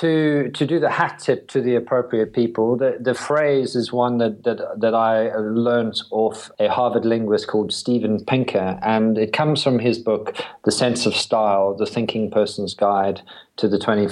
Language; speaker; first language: English; native; English